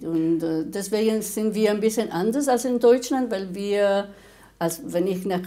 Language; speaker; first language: German; non-native, fluent; Spanish